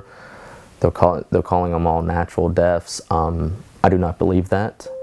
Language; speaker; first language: English; native; English